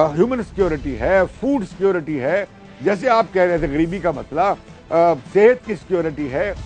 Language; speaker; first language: Urdu; native; Urdu